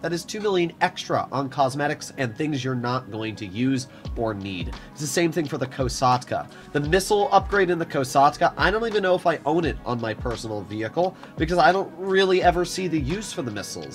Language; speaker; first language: English; native; English